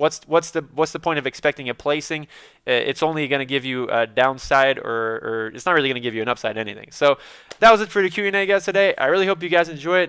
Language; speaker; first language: English; native; English